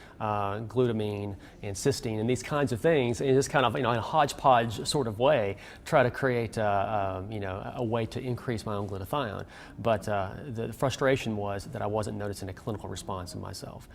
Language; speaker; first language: English; native; English